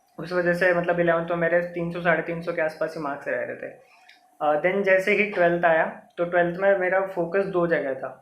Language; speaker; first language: Hindi; native; Hindi